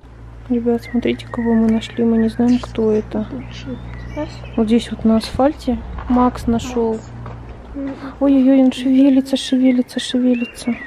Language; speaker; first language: Russian; native; Russian